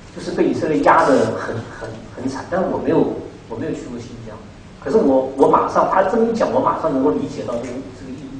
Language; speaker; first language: Chinese; native; Chinese